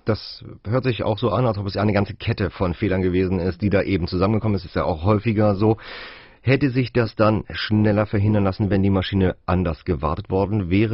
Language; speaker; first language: German; native; German